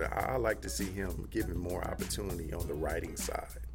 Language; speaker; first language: English; native; English